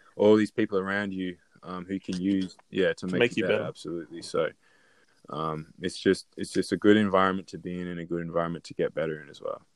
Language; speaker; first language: English; native; English